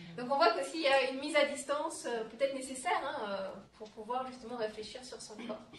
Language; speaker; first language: French; native; French